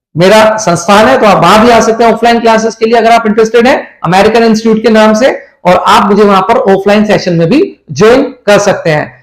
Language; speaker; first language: Hindi; native; Hindi